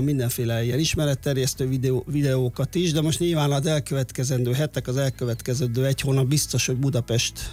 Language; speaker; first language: Hungarian; native; Hungarian